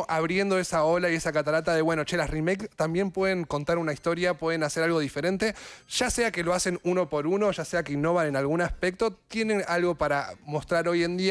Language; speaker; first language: Spanish; native; Spanish